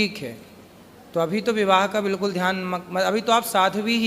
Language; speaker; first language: Hindi; native; Hindi